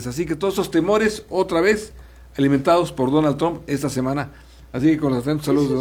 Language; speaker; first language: Spanish; native; Spanish